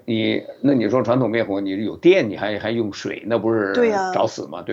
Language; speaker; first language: Chinese; native; Chinese